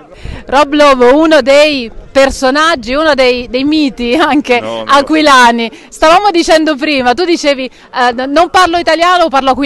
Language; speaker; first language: Italian; native; Italian